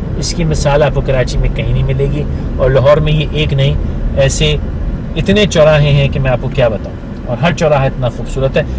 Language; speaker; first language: Urdu; native; Urdu